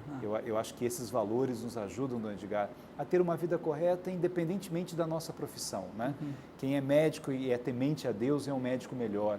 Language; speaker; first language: Portuguese; native; Portuguese